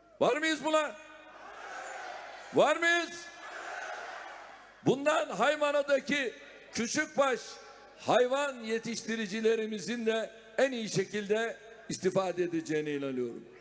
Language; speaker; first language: Turkish; native; Turkish